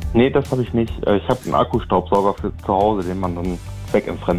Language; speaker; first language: German; native; German